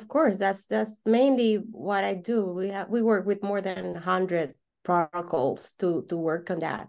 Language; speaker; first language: English; non-native, fluent; Spanish